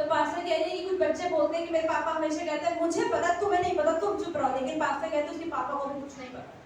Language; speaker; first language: Hindi; native; Hindi